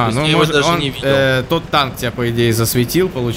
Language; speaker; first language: Russian; native; Russian